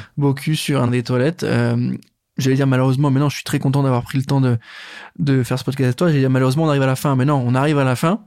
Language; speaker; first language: French; native; French